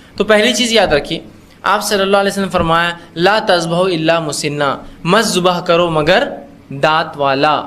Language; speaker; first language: Urdu; native; Urdu